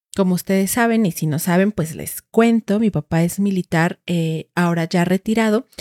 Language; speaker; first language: Spanish; native; Spanish